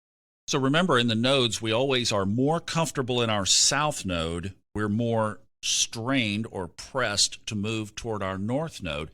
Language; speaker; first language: English; native; English